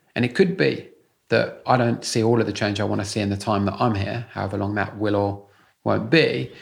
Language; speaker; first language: English; native; English